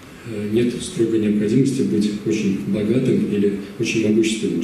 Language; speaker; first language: Russian; native; Russian